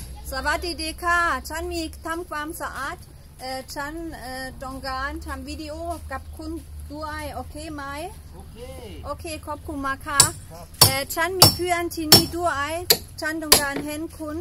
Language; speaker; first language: Thai; non-native, learner; German